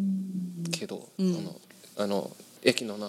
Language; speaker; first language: Japanese; non-native, learner; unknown